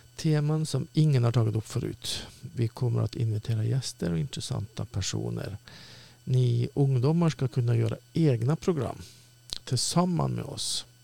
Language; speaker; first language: Swedish; native; Swedish